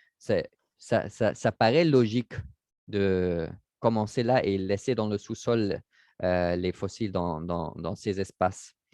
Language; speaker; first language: French; non-native, learner; German